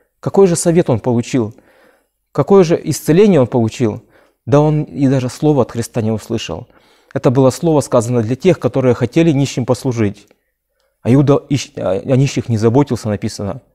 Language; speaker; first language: Russian; native; Russian